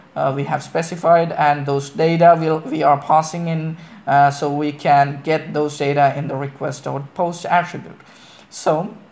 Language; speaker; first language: English; non-native, local second language; Malayalam